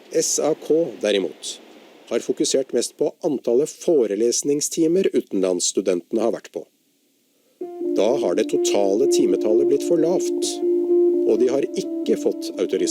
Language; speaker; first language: Norwegian; native; Norwegian